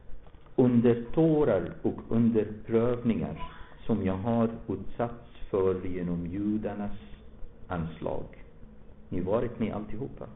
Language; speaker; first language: Swedish; non-native, fluent; Arabic